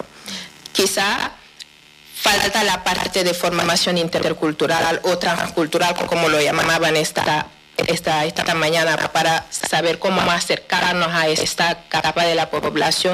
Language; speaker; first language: Spanish; non-native, fluent; Wolof